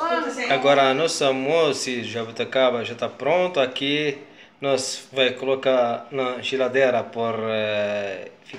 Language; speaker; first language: Portuguese; non-native, learner; Arabic